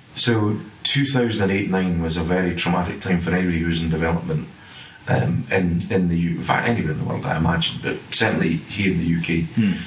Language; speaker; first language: English; native; English